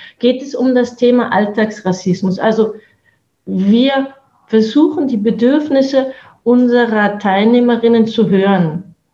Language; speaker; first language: German; native; German